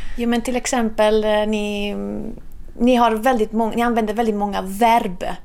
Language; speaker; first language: Swedish; non-native, fluent; Italian